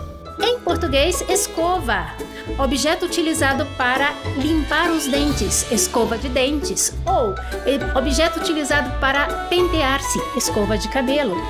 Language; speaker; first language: Portuguese; non-native, fluent; Spanish